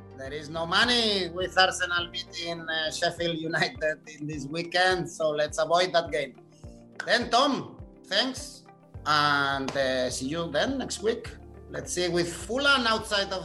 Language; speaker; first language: English; non-native, fluent; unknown